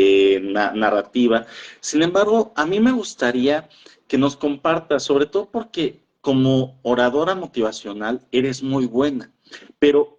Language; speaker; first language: Spanish; native; Spanish